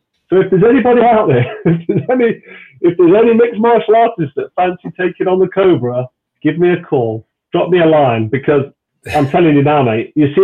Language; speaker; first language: English; native; English